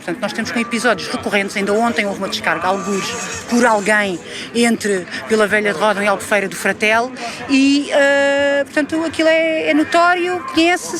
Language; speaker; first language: Portuguese; native; Portuguese